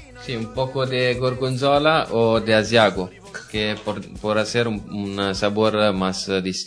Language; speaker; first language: Spanish; non-native, learner; Italian